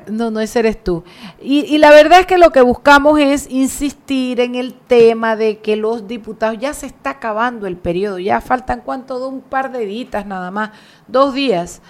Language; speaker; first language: Spanish; native; Spanish